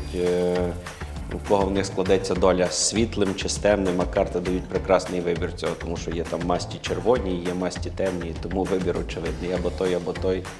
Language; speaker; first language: Ukrainian; native; Ukrainian